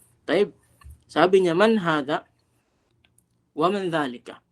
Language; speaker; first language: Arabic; non-native, fluent; Filipino